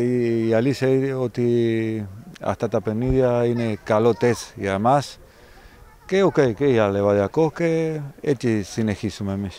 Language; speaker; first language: Greek; non-native, learner; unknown